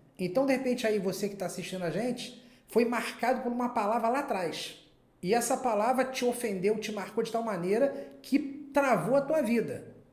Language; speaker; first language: Portuguese; native; Portuguese